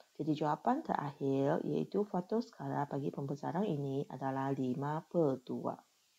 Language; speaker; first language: Malay; non-native, local second language; Chinese